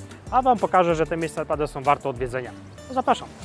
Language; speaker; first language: Polish; native; Polish